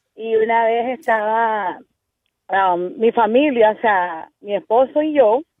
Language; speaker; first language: Spanish; native; Spanish